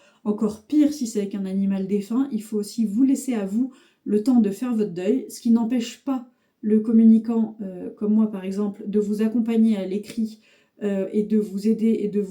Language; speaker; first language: French; native; French